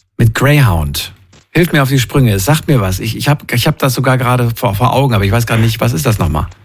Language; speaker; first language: German; native; German